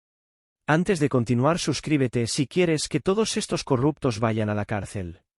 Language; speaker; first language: Spanish; native; Spanish